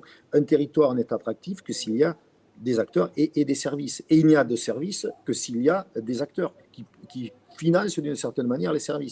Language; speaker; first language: French; native; French